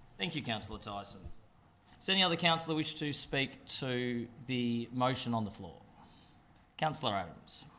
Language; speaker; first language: English; native; English